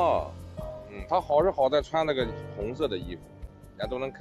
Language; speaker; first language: Chinese; native; Chinese